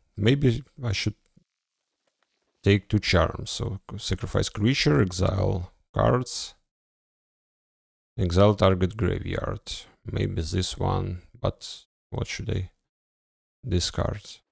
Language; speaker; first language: English; non-native, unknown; Ukrainian